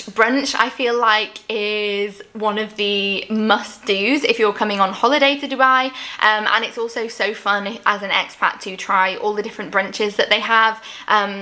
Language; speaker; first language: English; native; English